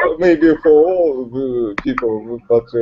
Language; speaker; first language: English; non-native, learner; Russian